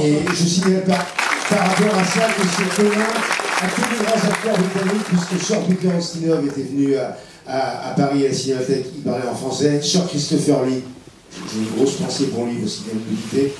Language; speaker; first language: French; native; French